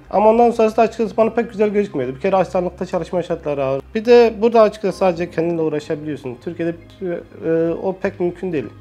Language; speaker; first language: Turkish; native; Turkish